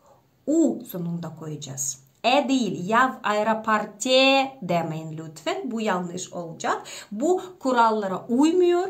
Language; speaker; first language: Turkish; non-native, fluent; Russian